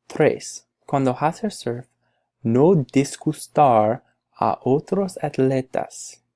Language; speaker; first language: Spanish; non-native, learner; English